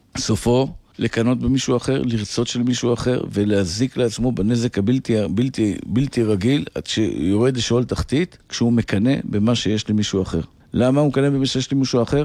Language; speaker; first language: Hebrew; native; Hebrew